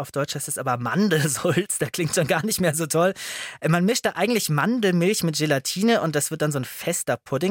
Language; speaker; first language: German; native; German